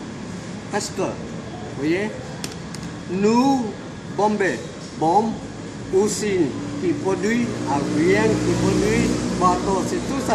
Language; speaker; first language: French; non-native, learner; Vietnamese